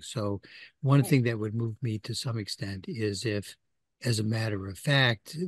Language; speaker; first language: English; native; English